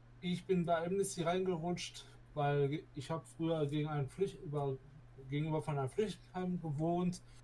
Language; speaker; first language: German; native; German